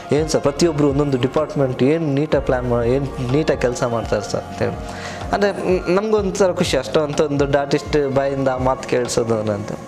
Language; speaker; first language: Kannada; non-native, local second language; Tulu